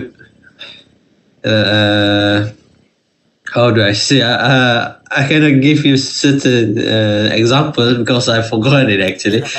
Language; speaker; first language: English; non-native, fluent; Malay